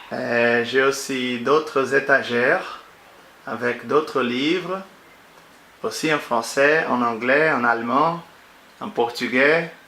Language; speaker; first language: French; non-native, fluent; Portuguese